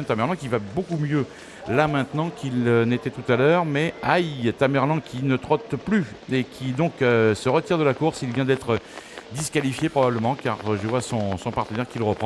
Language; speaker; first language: French; native; French